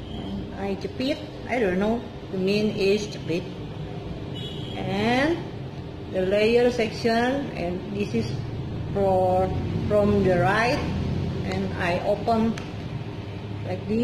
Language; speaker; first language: English; non-native, learner; Indonesian